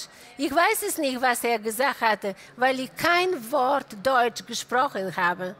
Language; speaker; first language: German; non-native, fluent; Bulgarian